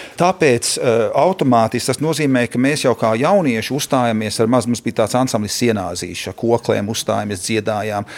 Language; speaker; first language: Latvian; early bilingual, heritage; Latvian